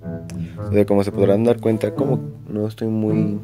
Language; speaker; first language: Spanish; native; Spanish